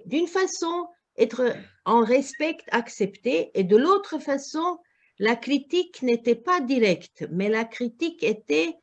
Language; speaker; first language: French; non-native, learner; Croatian